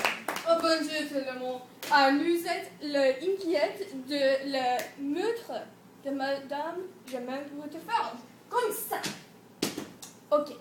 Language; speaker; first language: French; non-native, learner; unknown